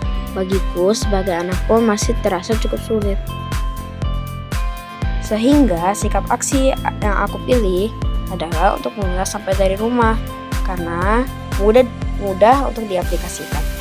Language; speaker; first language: Indonesian; native; Indonesian